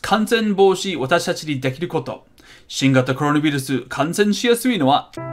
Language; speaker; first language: Japanese; non-native, fluent; English